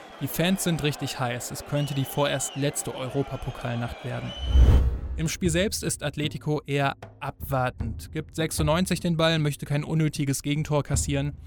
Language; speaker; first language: German; native; German